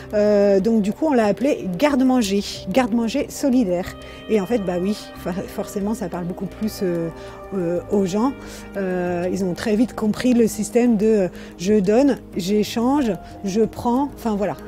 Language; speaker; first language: French; native; French